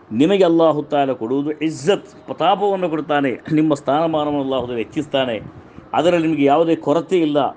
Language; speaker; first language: Kannada; non-native, local second language; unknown